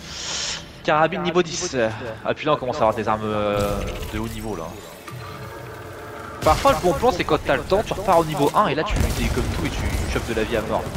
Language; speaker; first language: French; native; French